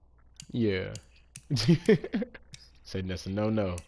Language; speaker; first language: English; native; English